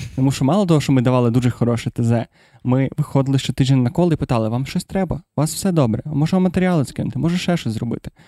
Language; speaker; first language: Ukrainian; non-native, local second language; Russian